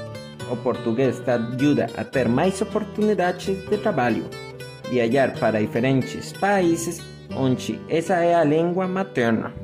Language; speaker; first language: Portuguese; non-native, learner; Spanish